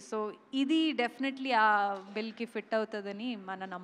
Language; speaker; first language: Telugu; non-native, local second language; Kannada